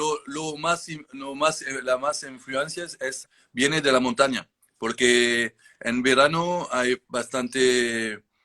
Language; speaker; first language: Spanish; non-native, learner; French